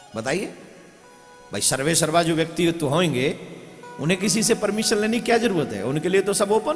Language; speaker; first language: Hindi; native; Hindi